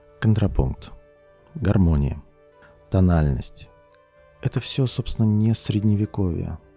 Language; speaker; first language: Russian; native; Russian